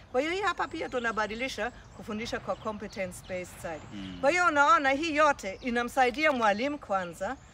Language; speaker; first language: Swahili; non-native, fluent; German